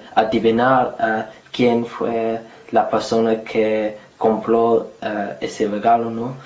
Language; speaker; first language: Spanish; non-native, fluent; English